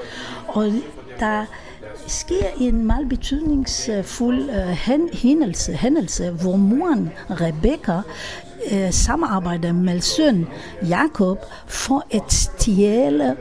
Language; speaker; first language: Danish; non-native, fluent; Hebrew